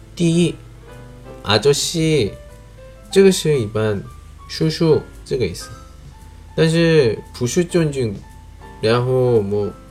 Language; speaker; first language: Chinese; non-native, learner; Korean